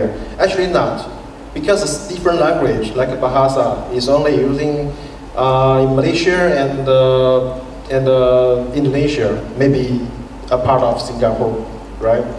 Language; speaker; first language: English; non-native, fluent; Chinese